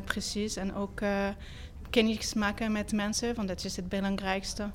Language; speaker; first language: Dutch; non-native, fluent; French